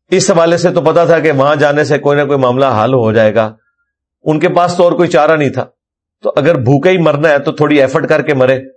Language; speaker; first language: Urdu; non-native, local second language; Punjabi